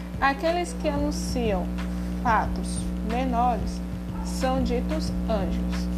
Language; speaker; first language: Portuguese; native; Portuguese